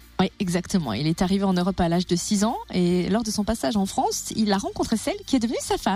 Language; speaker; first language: French; native; French